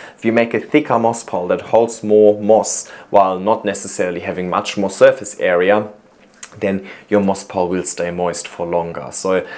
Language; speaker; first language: English; non-native, fluent; German